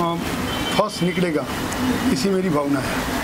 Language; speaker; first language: Hindi; non-native, local second language; Gujarati